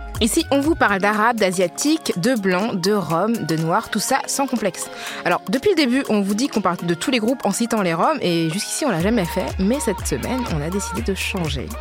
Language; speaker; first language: French; early bilingual, other home language; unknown